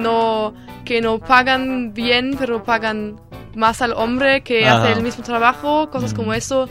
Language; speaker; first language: Spanish; non-native, learner; German